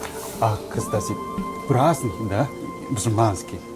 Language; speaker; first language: Russian; non-native, learner; Korean